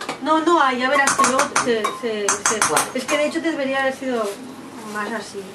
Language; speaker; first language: Spanish; native; Spanish